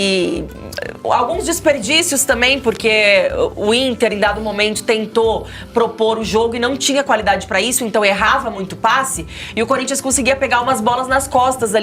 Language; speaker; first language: Portuguese; native; Portuguese